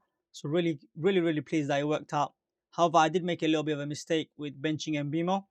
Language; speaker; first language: English; native; English